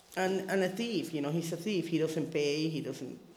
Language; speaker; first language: English; early bilingual, other home language; Spanish